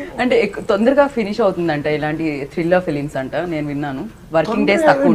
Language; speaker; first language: Telugu; native; Telugu